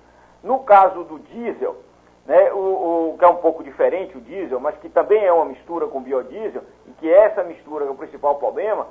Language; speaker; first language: Portuguese; native; Portuguese